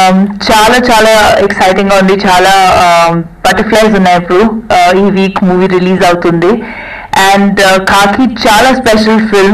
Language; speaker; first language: Telugu; non-native, fluent; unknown